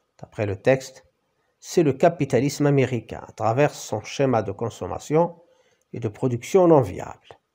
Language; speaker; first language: French; non-native, local second language; Arabic